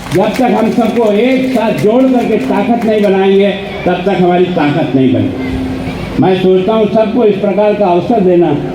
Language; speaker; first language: Hindi; native; Hindi